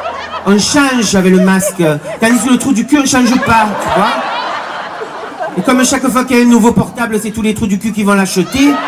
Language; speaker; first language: French; native; French